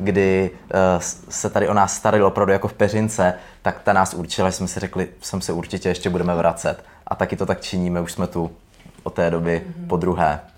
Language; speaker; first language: Czech; native; Czech